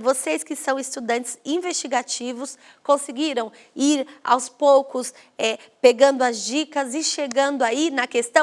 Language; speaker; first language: Portuguese; native; Portuguese